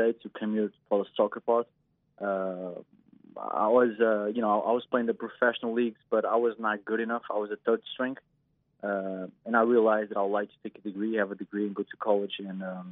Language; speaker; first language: English; non-native, fluent; Portuguese